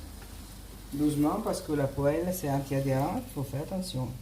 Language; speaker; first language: French; non-native, fluent; Italian